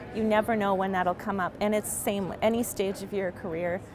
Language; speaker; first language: English; native; English